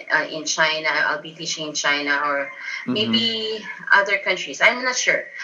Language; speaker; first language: English; non-native, local second language; Filipino